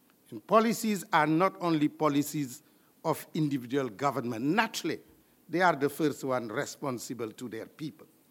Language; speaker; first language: English; non-native, fluent; French